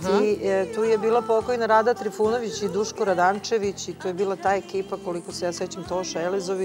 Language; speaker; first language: Serbian; native; Serbian